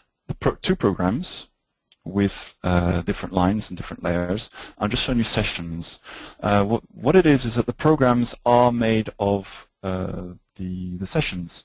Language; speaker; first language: English; native; English